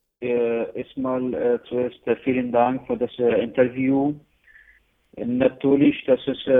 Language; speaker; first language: German; non-native, learner; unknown